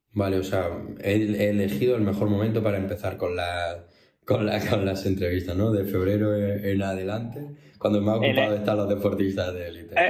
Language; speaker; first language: Spanish; native; Spanish